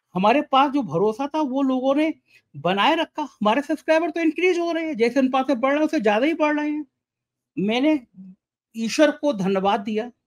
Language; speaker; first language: Hindi; native; Hindi